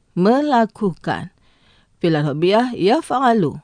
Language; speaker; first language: Arabic; non-native, fluent; Indonesian